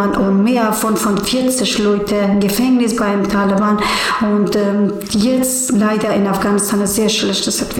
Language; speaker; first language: German; non-native, learner; Persian